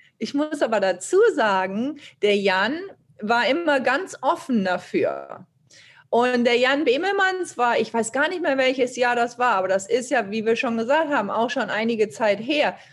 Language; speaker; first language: German; native; German